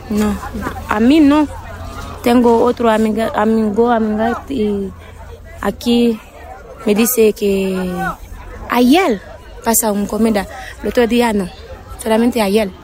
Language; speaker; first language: Spanish; non-native, learner; Haitian Creole